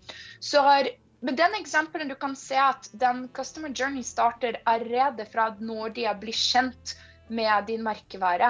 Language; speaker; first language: Norwegian; non-native, fluent; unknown